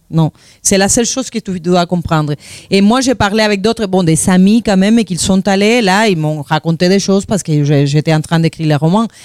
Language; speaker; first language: French; non-native, fluent; Spanish